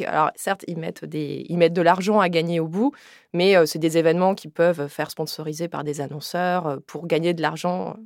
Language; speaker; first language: French; native; French